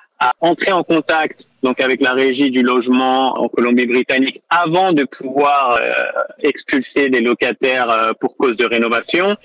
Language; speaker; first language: French; native; French